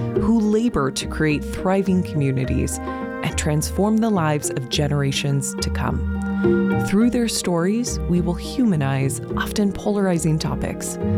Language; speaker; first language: English; native; English